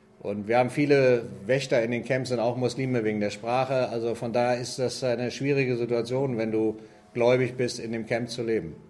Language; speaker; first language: German; native; German